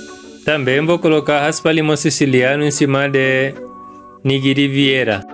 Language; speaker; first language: Portuguese; non-native, learner; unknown